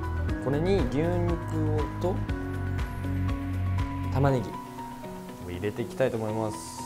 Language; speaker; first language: Japanese; native; Japanese